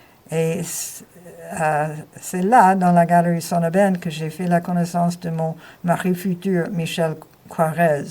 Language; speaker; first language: French; non-native, fluent; English